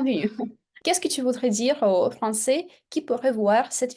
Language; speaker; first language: French; non-native, fluent; Russian